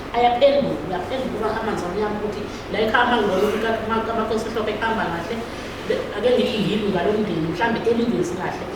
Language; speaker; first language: Zulu; non-native, local second language; Xhosa